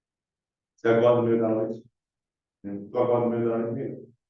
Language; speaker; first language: Portuguese; native; Portuguese